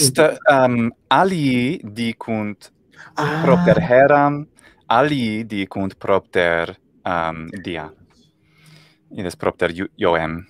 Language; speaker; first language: Greek; non-native, fluent; English